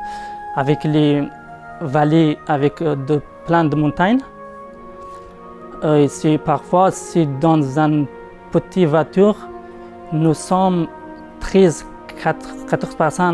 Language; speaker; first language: French; non-native, learner; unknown